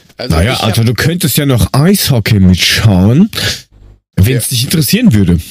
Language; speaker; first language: German; native; German